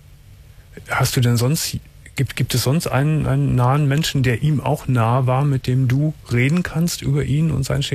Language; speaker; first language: German; native; German